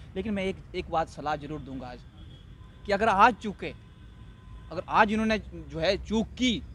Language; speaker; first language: Hindi; native; Hindi